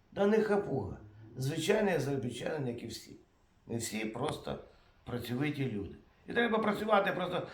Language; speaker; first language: Ukrainian; native; Ukrainian